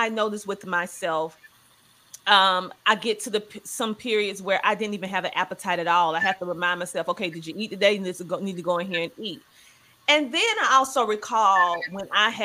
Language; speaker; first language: English; native; English